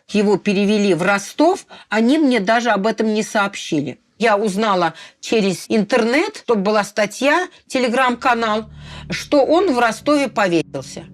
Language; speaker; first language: Russian; native; Russian